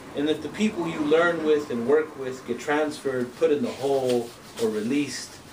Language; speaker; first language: English; native; English